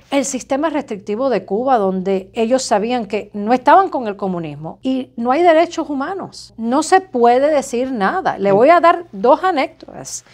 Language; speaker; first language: Spanish; native; Spanish